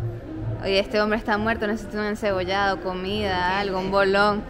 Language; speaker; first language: Spanish; native; Spanish